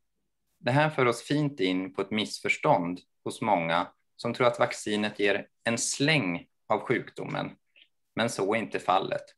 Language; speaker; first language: Swedish; native; Swedish